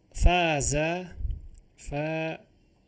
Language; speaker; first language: Arabic; non-native, fluent; Uzbek